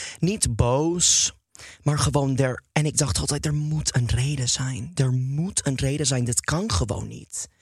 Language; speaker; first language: Dutch; non-native, fluent; English